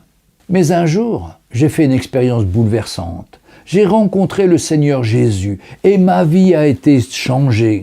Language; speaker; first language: French; native; French